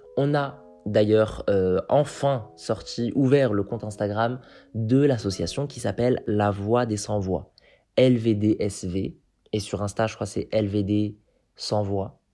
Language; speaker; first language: French; non-native, local second language; Arabic